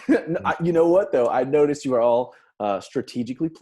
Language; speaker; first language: English; native; English